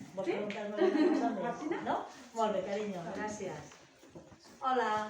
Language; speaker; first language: Catalan; native; Catalan